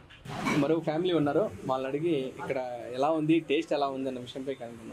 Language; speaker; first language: Telugu; native; Telugu